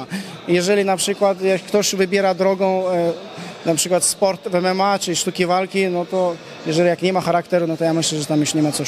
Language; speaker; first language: Polish; non-native, fluent; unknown